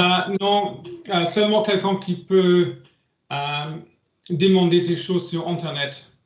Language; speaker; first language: French; non-native, learner; English